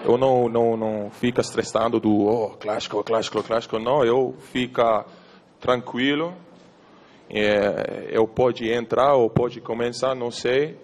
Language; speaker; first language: Portuguese; non-native, learner; English